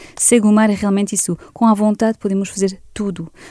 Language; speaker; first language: Portuguese; non-native, fluent; French